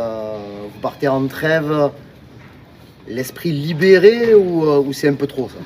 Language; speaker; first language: French; native; French